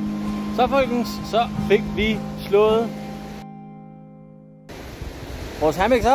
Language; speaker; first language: Danish; native; Danish